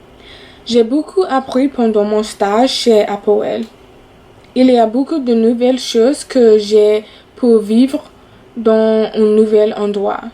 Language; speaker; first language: French; non-native, fluent; English